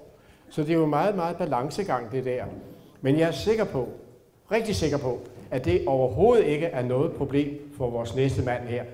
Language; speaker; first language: Danish; native; Danish